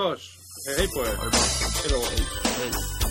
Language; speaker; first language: Swedish; native; Swedish